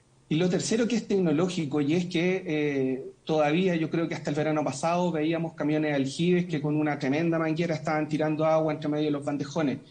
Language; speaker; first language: Spanish; native; Spanish